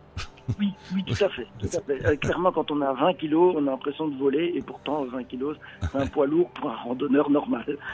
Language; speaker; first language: French; native; French